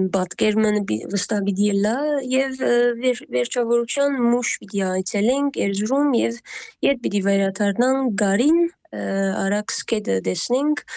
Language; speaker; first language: Armenian; early bilingual, heritage; Armenian